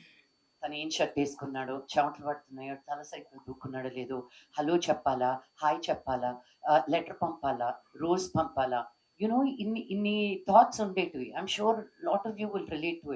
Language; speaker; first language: Telugu; native; Telugu